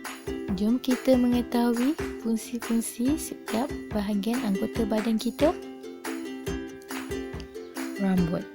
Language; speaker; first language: Malay; native; Malay